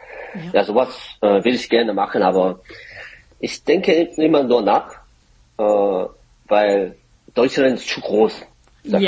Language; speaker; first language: German; non-native, fluent; Korean